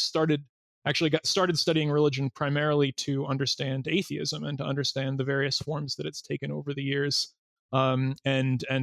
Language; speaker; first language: English; native; English